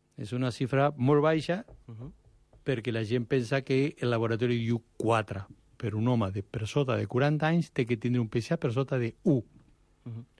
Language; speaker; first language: Catalan; non-native, fluent; Spanish